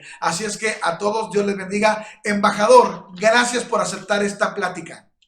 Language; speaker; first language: Spanish; native; Spanish